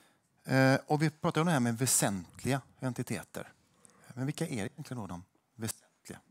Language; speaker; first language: Swedish; native; Swedish